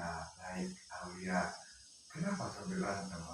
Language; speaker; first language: Indonesian; non-native, local second language; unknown